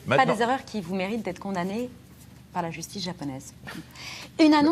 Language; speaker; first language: French; native; French